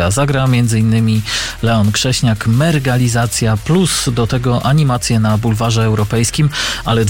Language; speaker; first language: Polish; native; Polish